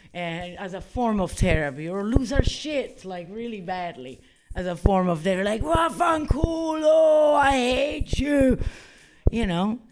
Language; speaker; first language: English; non-native, fluent; Italian